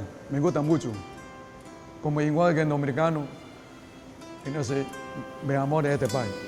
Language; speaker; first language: Spanish; non-native, learner; Chinese